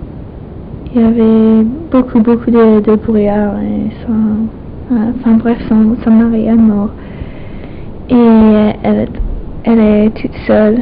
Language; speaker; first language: French; non-native, fluent; English